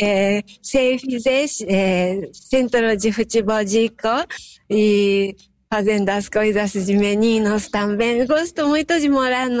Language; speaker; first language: Portuguese; non-native, fluent; Japanese